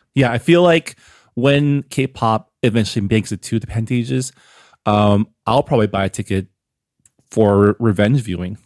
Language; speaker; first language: English; native; English